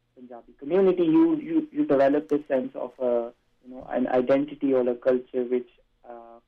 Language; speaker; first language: English; non-native, local second language; Punjabi